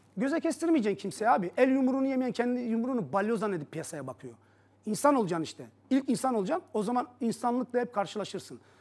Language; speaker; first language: Turkish; early bilingual, heritage; Turkish